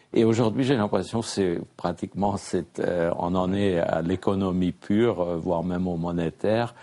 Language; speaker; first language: French; non-native, fluent; German